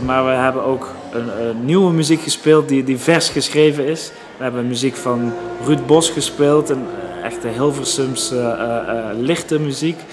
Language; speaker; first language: Dutch; native; Dutch